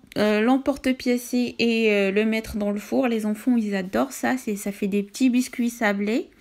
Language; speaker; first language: French; non-native, local second language; Arabic